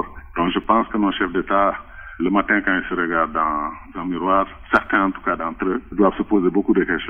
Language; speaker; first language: French; non-native, local second language; Wolof